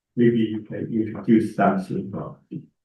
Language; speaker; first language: English; non-native, local second language; Chinese